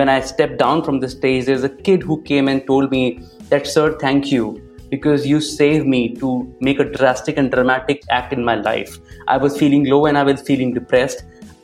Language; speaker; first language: English; non-native, local second language; Hindi